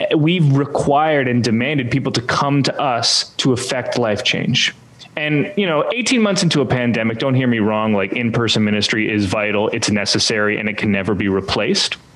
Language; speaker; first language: English; native; English